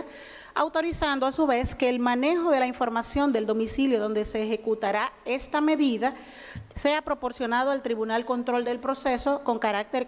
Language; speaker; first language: Spanish; native; Spanish